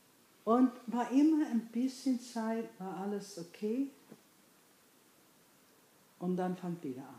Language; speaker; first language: German; non-native, fluent; English